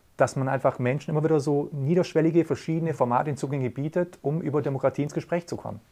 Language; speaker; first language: German; native; German